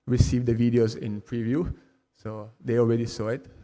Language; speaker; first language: English; non-native, fluent; Italian